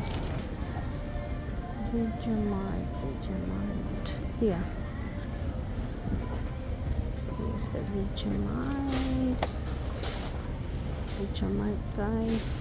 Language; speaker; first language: English; non-native, local second language; Filipino